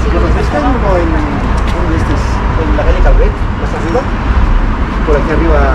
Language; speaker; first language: Spanish; non-native, fluent; Filipino